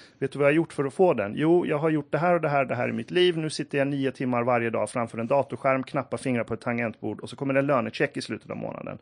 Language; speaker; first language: Swedish; early bilingual, other home language; Persian